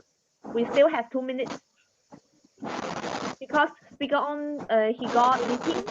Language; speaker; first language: English; non-native, learner; Chinese